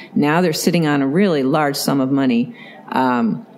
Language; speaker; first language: English; native; English